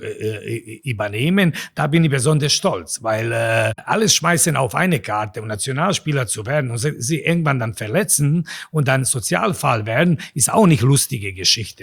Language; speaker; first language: German; non-native, fluent; Bosnian